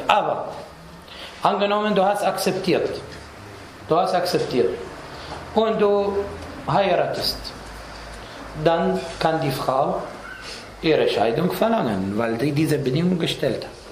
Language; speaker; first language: German; non-native, fluent; Arabic